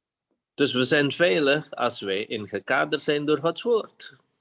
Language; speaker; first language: Dutch; non-native, fluent; Indonesian